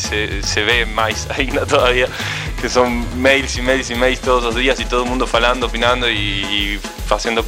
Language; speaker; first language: Portuguese; non-native, fluent; Spanish